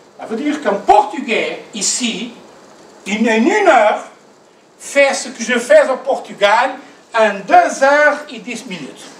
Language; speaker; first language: French; non-native, fluent; Portuguese